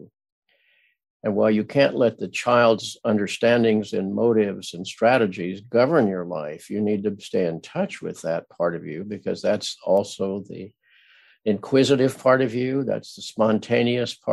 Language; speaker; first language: English; native; English